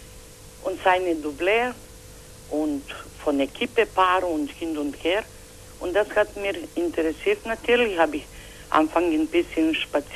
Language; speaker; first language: German; non-native, learner; Croatian